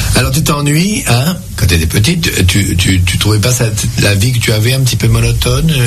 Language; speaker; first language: French; native; French